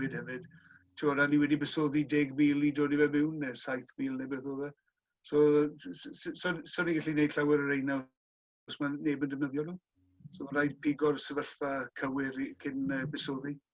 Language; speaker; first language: Welsh; non-native, local second language; English